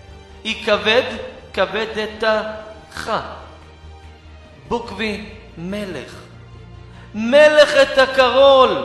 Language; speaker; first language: Russian; non-native, fluent; Hebrew